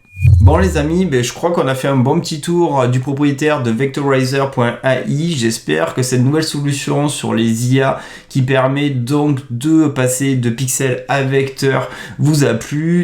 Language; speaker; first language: French; native; French